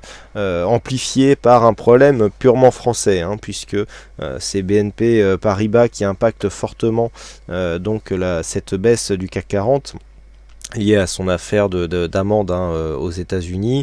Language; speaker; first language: French; native; French